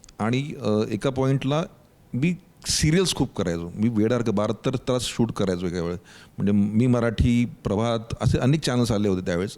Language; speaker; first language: Marathi; native; Marathi